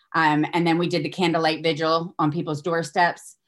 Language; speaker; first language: English; native; English